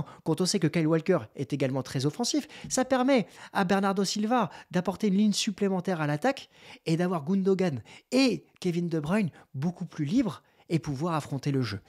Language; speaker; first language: French; native; French